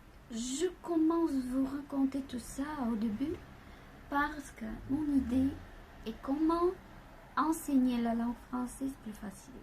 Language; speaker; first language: French; non-native, fluent; Bulgarian